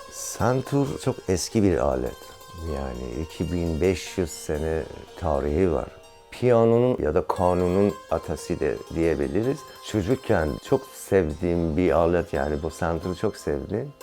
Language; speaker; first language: Turkish; non-native, learner; Persian